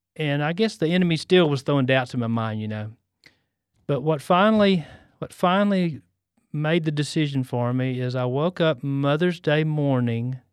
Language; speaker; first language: English; native; English